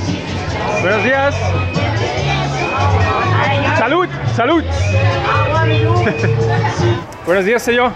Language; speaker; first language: Spanish; non-native, learner; German